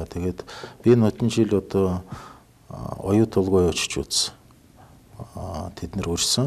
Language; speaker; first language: Mongolian; non-native, fluent; Russian